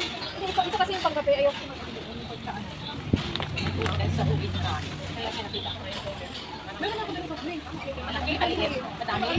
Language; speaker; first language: Filipino; non-native, local second language; Cebuano